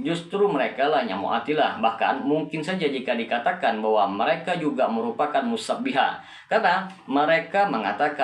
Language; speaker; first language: Indonesian; native; Indonesian